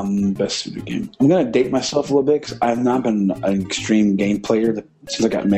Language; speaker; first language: English; native; English